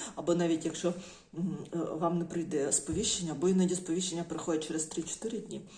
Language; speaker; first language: Ukrainian; non-native, local second language; Russian